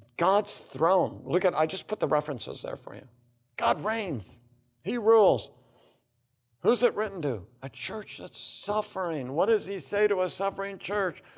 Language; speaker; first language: English; native; English